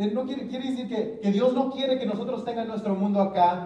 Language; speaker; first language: Spanish; early bilingual, heritage; English